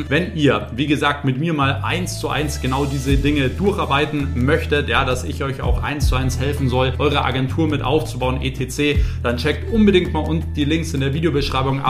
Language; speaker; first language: German; native; German